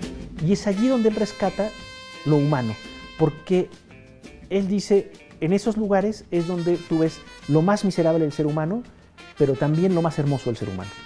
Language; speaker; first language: Spanish; native; Spanish